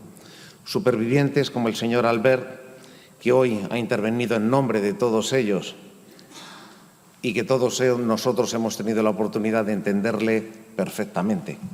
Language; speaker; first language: Spanish; native; Spanish